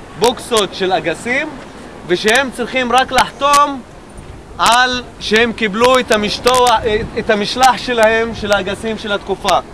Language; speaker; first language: Hebrew; non-native, local second language; Arabic